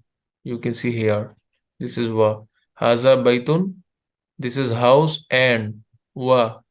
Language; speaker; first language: English; non-native, fluent; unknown